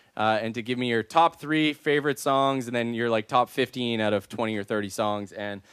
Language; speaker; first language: English; native; English